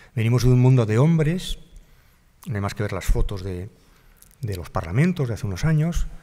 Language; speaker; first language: Spanish; native; Spanish